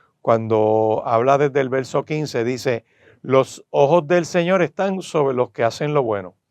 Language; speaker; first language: Spanish; native; Spanish